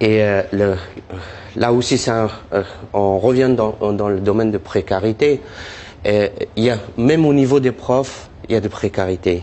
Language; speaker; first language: French; non-native, fluent; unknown